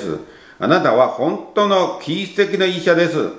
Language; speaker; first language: Japanese; non-native, learner; Chinese